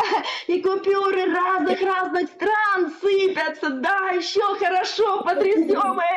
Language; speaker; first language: Russian; native; Russian